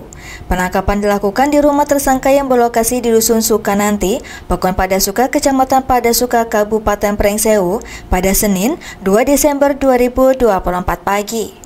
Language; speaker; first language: Indonesian; native; Indonesian